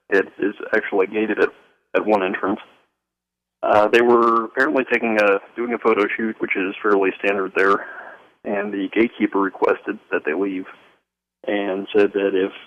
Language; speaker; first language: English; native; English